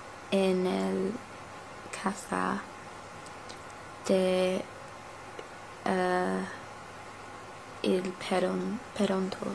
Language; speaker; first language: Spanish; non-native, learner; English